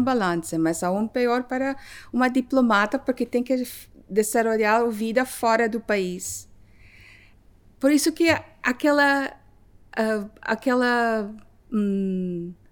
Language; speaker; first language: Portuguese; non-native, learner; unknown